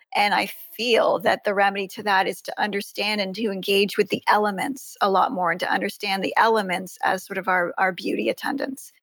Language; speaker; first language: English; native; English